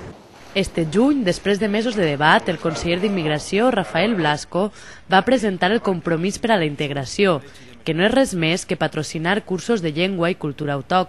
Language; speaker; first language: Spanish; non-native, local second language; Catalan